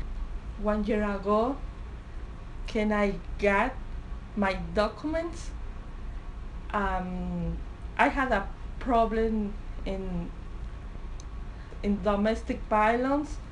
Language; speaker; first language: English; non-native, learner; Spanish